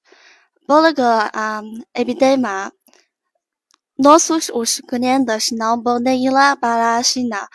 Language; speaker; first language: Portuguese; non-native, learner; Chinese